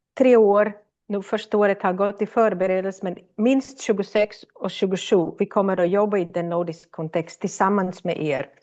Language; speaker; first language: Swedish; non-native, fluent; Latvian